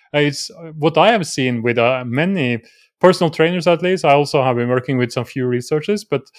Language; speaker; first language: English; non-native, fluent; Norwegian